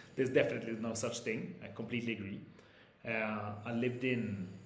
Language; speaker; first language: English; non-native, fluent; Swedish